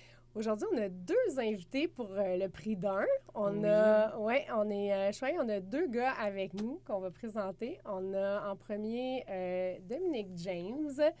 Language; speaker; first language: French; native; French